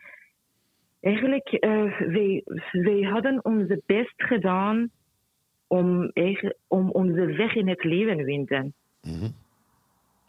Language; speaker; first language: Dutch; non-native, fluent; Persian